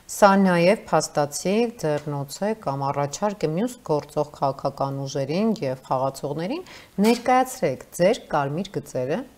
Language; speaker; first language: Armenian; native; Armenian